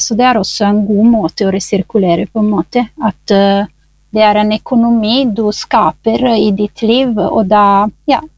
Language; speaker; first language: Norwegian; non-native, fluent; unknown